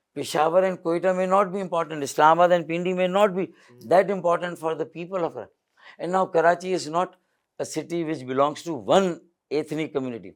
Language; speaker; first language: English; non-native, local second language; Urdu